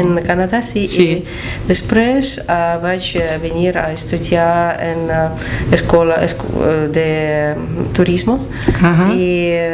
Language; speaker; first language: Catalan; non-native, learner; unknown